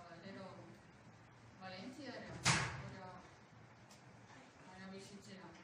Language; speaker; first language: Basque; non-native, learner; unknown